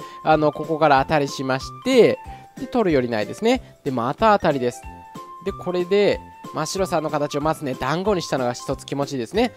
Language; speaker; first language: Japanese; native; Japanese